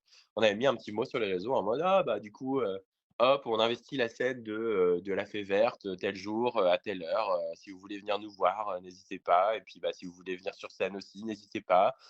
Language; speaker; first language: French; native; French